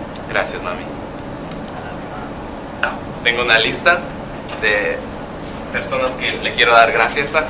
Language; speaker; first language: Spanish; non-native, learner; English